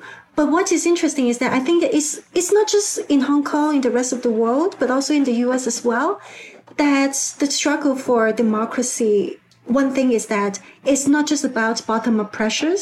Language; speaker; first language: English; non-native, local second language; Cantonese